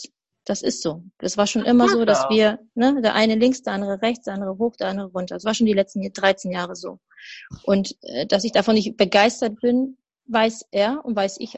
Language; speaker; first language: German; native; German